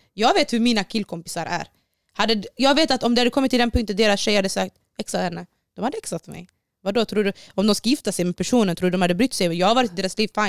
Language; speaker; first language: Swedish; early bilingual, other home language; Baluchi